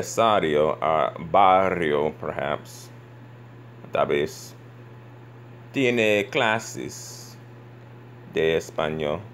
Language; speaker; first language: Spanish; non-native, learner; English